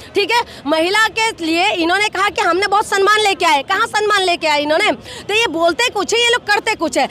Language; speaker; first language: Hindi; non-native, local second language; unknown